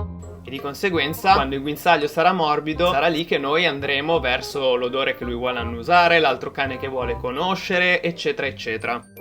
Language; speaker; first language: Italian; native; Italian